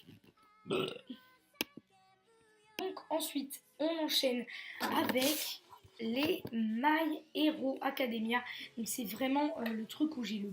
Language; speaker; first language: French; native; French